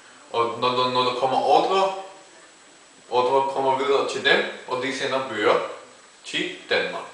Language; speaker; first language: Danish; early bilingual, other home language; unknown